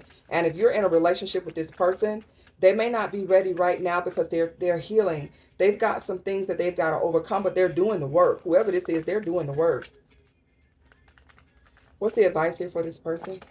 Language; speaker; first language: English; native; English